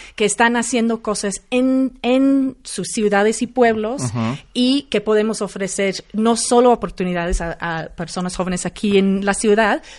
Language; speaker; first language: Spanish; non-native, fluent; English